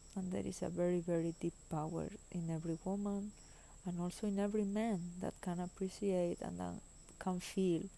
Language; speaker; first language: English; non-native, fluent; Spanish